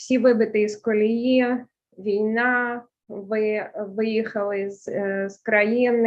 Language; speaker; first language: Ukrainian; early bilingual, heritage; Ukrainian